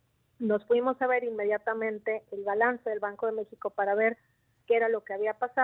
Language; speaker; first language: Spanish; native; Spanish